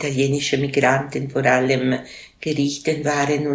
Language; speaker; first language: German; non-native, local second language; Italian